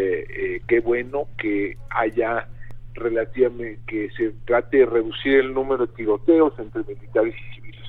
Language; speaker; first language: Spanish; native; Spanish